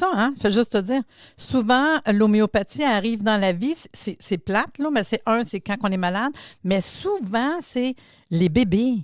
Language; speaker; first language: French; native; French